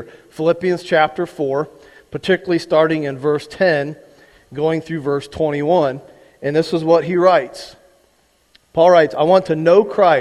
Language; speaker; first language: English; native; English